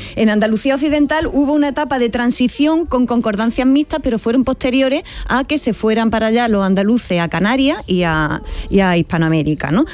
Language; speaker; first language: Spanish; native; Spanish